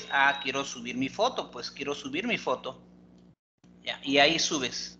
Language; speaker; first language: Spanish; native; Spanish